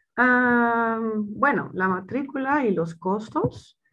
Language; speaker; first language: Spanish; non-native, fluent; Dutch